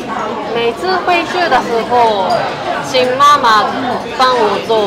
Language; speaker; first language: Chinese; non-native, fluent; Japanese